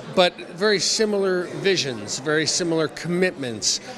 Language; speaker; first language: English; native; English